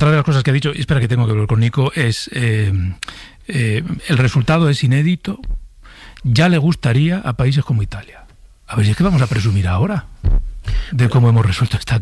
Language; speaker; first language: Spanish; native; Spanish